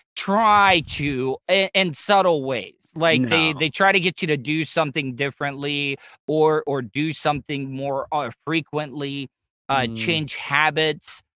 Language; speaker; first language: English; native; English